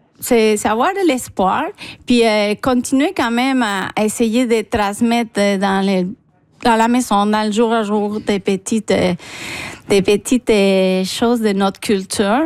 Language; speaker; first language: French; non-native, fluent; Spanish